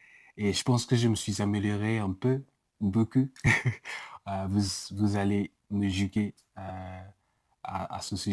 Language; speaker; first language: French; non-native, learner; English